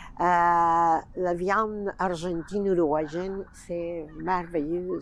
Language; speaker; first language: French; non-native, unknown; Spanish